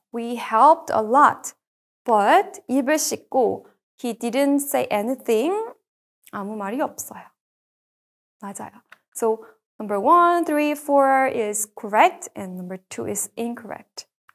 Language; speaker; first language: English; non-native, fluent; Korean